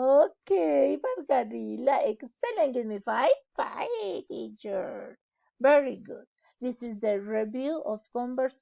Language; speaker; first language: English; non-native, learner; Spanish